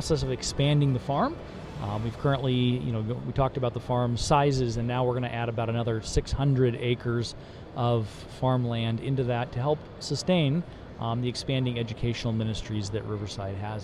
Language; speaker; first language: English; native; English